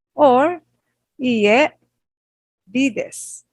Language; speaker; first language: Japanese; non-native, fluent; Filipino